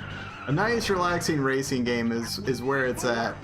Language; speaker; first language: English; native; English